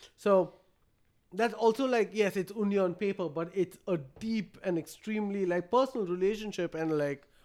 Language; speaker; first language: English; non-native, local second language; Malayalam